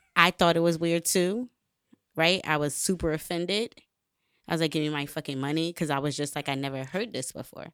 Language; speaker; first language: English; native; English